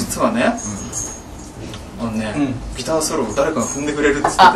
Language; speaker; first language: Japanese; native; Japanese